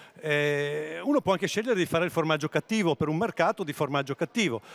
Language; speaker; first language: Italian; native; Italian